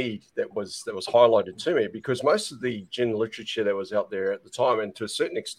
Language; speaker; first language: English; native; English